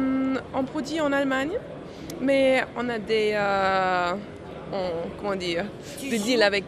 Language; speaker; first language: French; non-native, learner; German